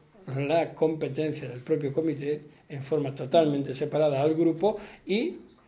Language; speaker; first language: Spanish; native; Spanish